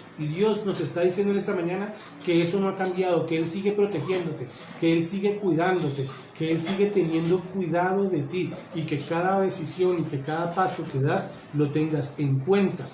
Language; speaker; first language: Spanish; native; Spanish